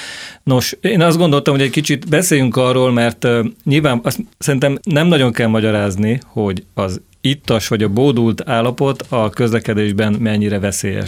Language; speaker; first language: Hungarian; native; Hungarian